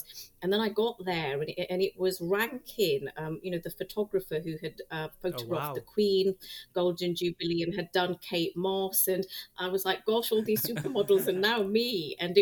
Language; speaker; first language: English; native; English